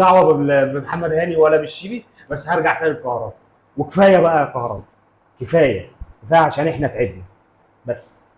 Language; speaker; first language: Arabic; native; Arabic